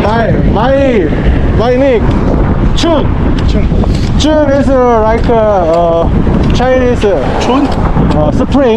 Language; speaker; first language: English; non-native, learner; Korean